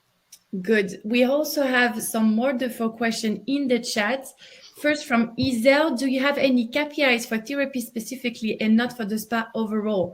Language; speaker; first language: English; non-native, fluent; French